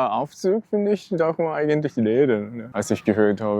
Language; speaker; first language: German; non-native, learner; Japanese